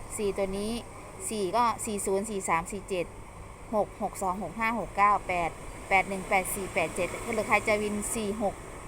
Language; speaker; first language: Thai; native; Thai